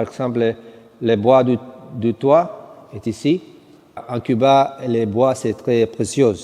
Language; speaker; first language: French; non-native, fluent; Italian